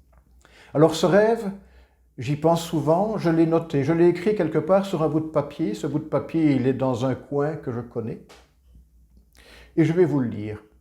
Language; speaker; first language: French; native; French